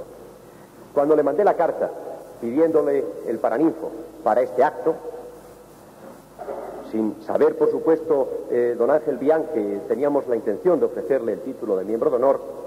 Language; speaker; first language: Spanish; native; Spanish